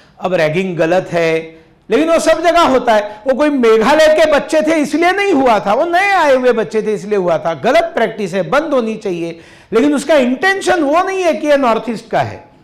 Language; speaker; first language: Hindi; non-native, local second language; Marathi